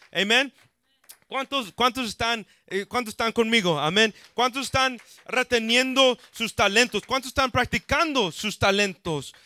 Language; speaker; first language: Spanish; early bilingual, heritage; Spanish